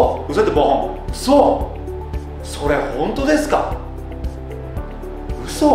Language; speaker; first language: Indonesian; non-native, fluent; Japanese